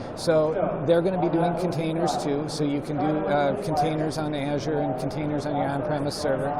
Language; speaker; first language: English; native; English